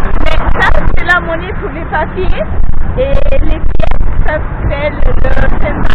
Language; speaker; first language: French; non-native, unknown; Portuguese